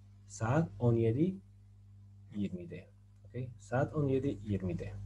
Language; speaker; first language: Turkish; non-native, fluent; Spanish